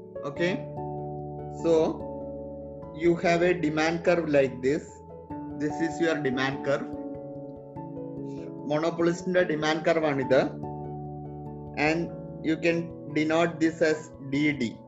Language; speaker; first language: English; non-native, local second language; Malayalam